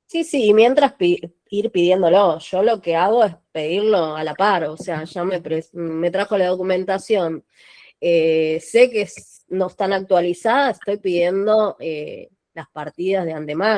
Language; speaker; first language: Spanish; native; Spanish